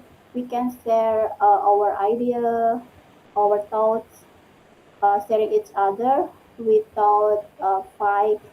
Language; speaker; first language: English; non-native, learner; Indonesian